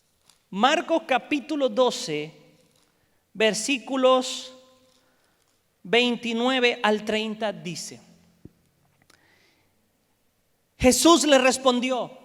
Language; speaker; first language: Spanish; native; Spanish